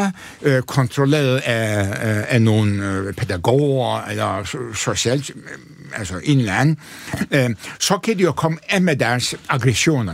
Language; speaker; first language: Danish; non-native, fluent; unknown